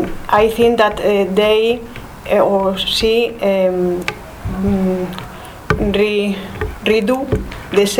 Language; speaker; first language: English; non-native, learner; Spanish